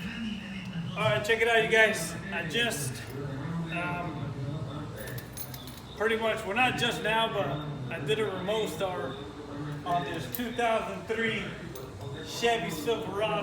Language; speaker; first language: English; native; English